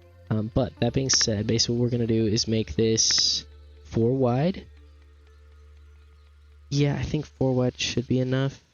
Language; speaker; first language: English; native; English